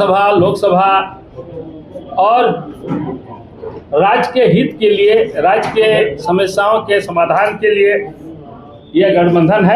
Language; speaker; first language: Hindi; native; Hindi